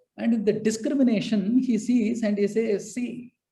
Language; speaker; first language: English; non-native, local second language; Kannada